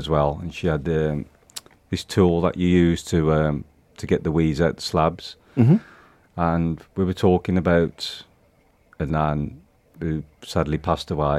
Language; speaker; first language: English; native; English